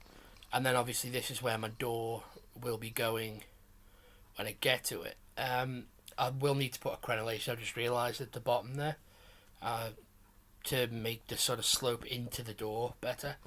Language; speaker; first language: English; native; English